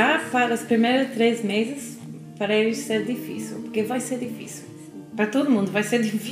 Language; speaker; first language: Portuguese; non-native, learner; English